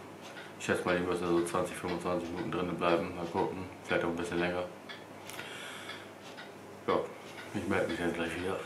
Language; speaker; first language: German; native; German